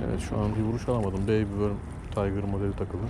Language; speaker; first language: Turkish; native; Turkish